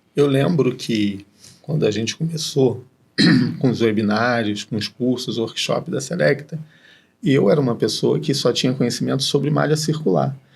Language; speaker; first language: Portuguese; native; Portuguese